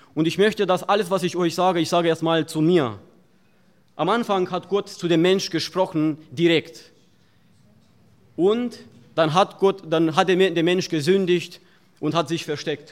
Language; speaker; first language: German; non-native, fluent; Russian